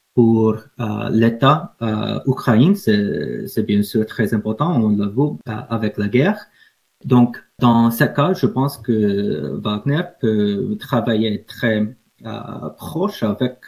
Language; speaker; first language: French; non-native, learner; English